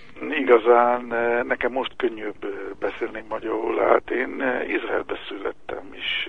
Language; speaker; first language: Hungarian; early bilingual, heritage; Hebrew